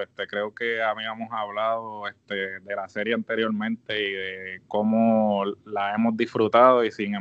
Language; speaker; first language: Spanish; native; Spanish